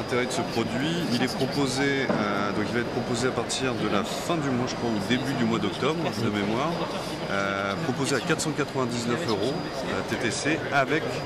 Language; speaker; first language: French; native; French